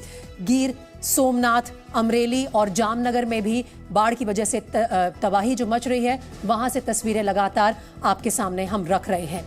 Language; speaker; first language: Hindi; native; Hindi